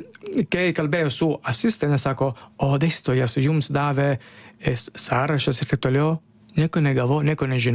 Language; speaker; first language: Lithuanian; non-native, learner; Italian